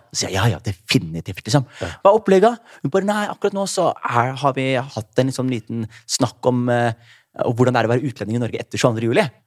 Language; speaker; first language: Norwegian; early bilingual, other home language; Somali